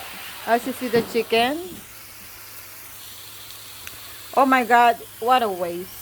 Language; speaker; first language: English; non-native, local second language; Chavacano